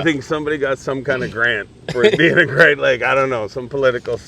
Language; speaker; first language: English; native; English